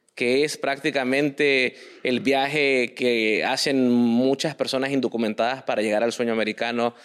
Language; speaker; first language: Spanish; early bilingual, heritage; Spanish